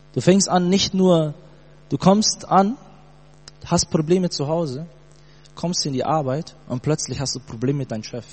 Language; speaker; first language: German; early bilingual, other home language; Portuguese